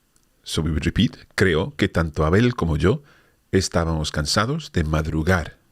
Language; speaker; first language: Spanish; non-native, fluent; English